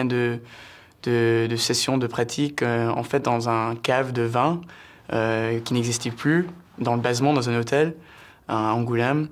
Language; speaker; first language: French; early bilingual, heritage; English